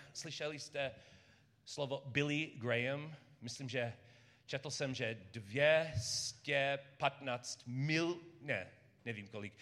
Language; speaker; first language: Czech; non-native, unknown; English